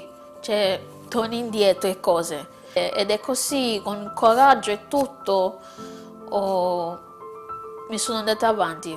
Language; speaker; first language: Italian; non-native, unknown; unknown